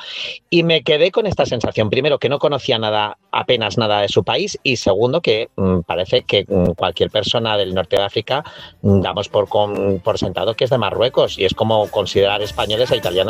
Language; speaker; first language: Spanish; native; Spanish